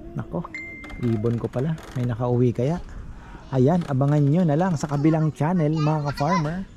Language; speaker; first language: Filipino; native; Filipino